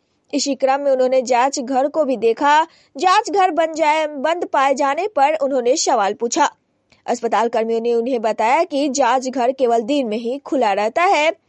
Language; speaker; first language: Hindi; native; Hindi